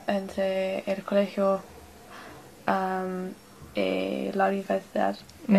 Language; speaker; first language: Spanish; non-native, learner; English